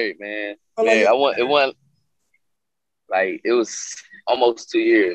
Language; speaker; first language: English; native; English